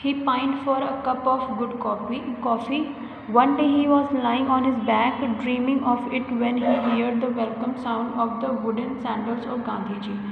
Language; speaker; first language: English; non-native, local second language; Hindi